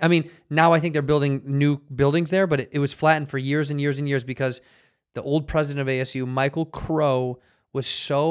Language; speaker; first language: English; native; English